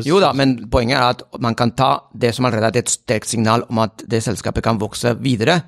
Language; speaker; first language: Norwegian; non-native, fluent; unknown